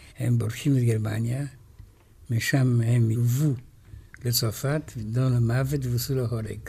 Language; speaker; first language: Hebrew; non-native, fluent; Romanian